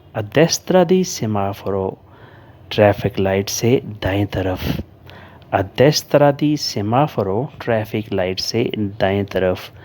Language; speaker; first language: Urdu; native; Urdu